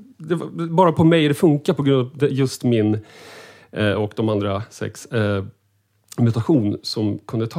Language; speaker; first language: Swedish; native; Swedish